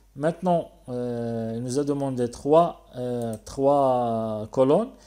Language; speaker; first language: French; non-native, local second language; Arabic